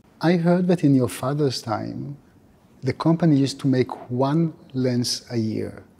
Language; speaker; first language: English; non-native, fluent; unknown